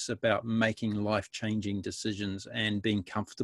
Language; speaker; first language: English; native; English